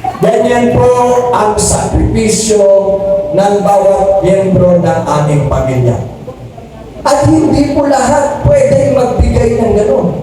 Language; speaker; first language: Filipino; non-native, local second language; Cebuano